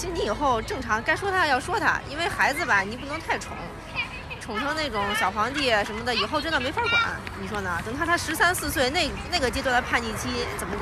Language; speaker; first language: Chinese; native; Chinese